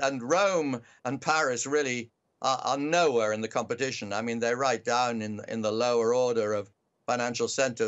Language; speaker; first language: English; native; English